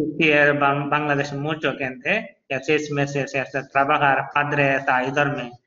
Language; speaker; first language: Spanish; non-native, learner; Bangla